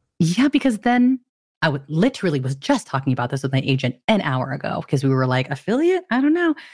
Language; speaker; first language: English; early bilingual, other home language; Filipino